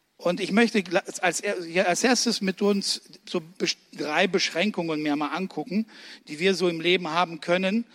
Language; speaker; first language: German; early bilingual, other home language; Russian